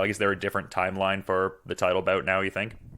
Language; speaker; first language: English; native; English